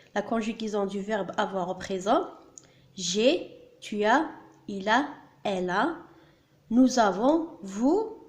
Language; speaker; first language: French; non-native, local second language; Arabic